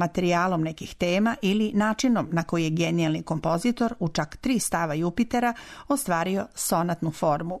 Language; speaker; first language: Serbian; native; Serbian